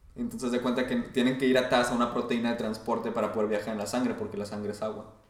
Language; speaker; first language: Spanish; native; Spanish